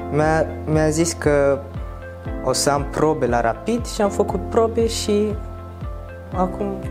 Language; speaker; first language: Romanian; non-native, learner; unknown